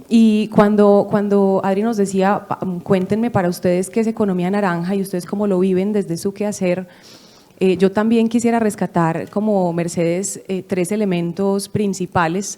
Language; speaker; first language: Spanish; native; Spanish